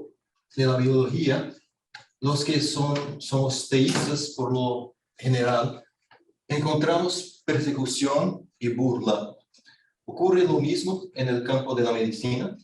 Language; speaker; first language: Spanish; non-native, fluent; Portuguese